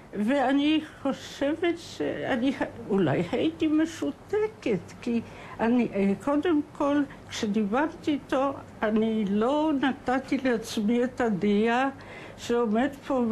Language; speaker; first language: Hebrew; non-native, fluent; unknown